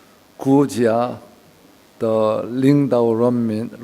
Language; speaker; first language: Chinese; non-native, learner; Korean